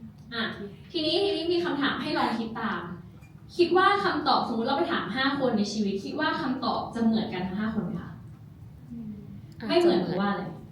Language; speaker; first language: Thai; native; Thai